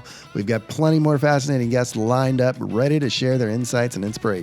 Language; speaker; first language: English; native; English